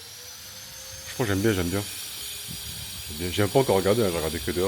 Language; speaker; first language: French; native; French